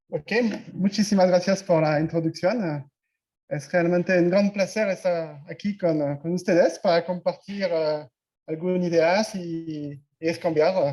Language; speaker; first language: Spanish; non-native, fluent; French